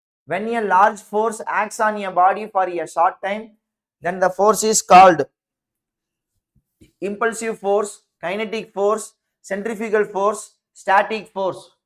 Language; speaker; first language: English; non-native, local second language; Tamil